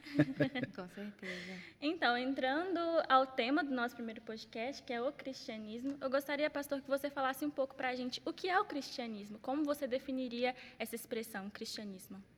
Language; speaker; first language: Portuguese; native; Portuguese